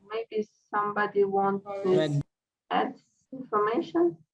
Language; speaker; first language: English; non-native, fluent; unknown